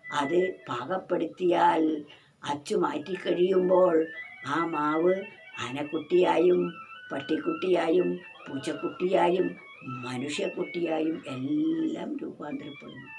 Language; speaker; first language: Malayalam; native; Malayalam